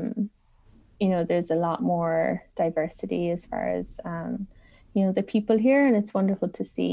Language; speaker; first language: English; native; English